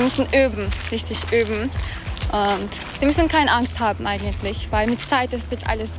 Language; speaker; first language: German; non-native, fluent; Turkish